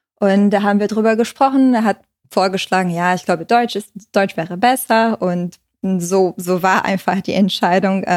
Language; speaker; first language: German; non-native, fluent; Portuguese